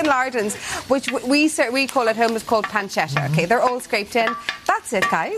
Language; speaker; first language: English; native; English